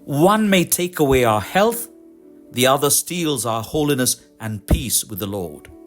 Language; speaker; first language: English; non-native, local second language; Malayalam